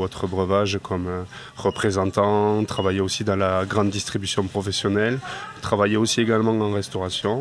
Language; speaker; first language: French; native; French